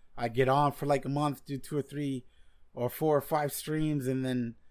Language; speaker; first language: English; non-native, fluent; Spanish